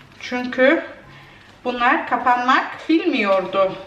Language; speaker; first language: Turkish; early bilingual, heritage; Turkish